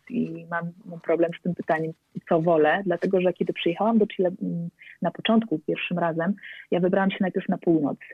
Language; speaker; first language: Polish; native; Polish